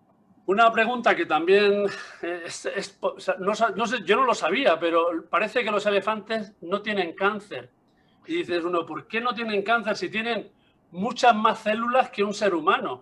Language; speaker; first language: Spanish; native; Spanish